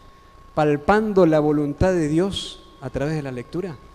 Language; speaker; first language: Spanish; native; Spanish